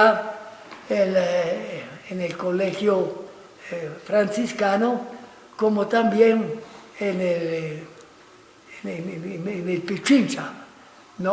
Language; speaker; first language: Spanish; non-native, fluent; Italian